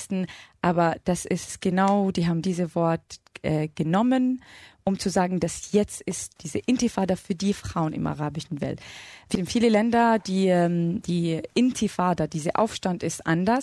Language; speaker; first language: German; non-native, fluent; Arabic